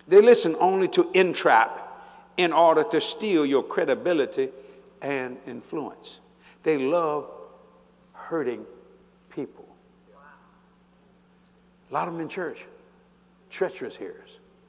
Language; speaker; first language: English; native; English